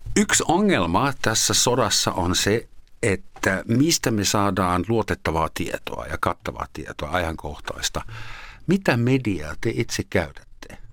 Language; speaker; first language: Finnish; native; Finnish